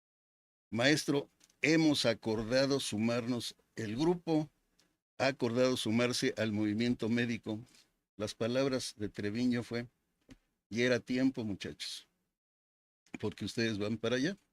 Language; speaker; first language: Spanish; native; Spanish